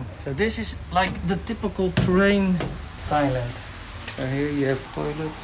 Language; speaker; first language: English; non-native, learner; Dutch